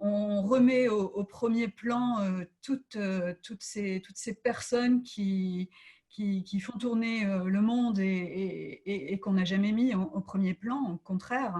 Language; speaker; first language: French; native; French